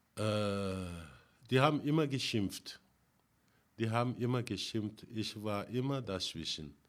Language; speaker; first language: German; non-native, fluent; Wolof